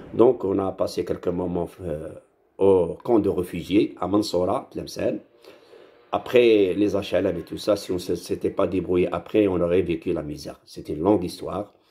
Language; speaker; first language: French; non-native, local second language; Arabic